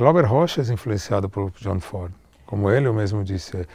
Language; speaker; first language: Spanish; non-native, learner; Portuguese